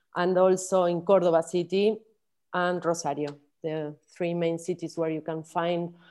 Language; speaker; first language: English; non-native, fluent; Spanish